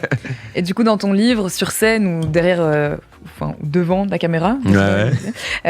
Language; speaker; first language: French; native; French